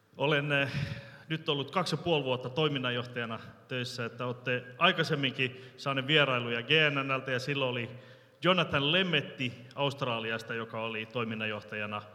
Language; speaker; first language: Finnish; early bilingual, heritage; Finnish